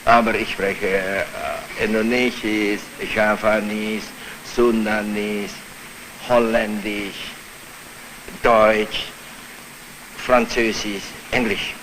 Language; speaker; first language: German; non-native, fluent; Javanese